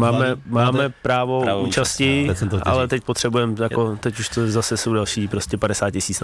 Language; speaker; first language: Czech; native; Czech